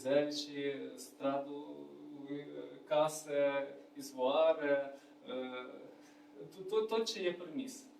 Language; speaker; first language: Romanian; non-native, learner; Ukrainian